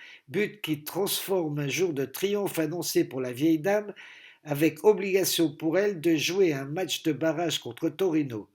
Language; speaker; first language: French; native; French